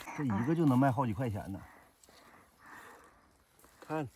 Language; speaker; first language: Chinese; native; Chinese